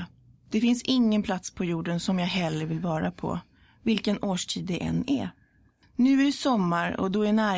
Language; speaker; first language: Swedish; early bilingual, other home language; English